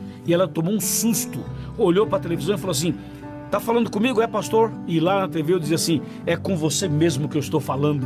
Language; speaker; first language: Portuguese; native; Portuguese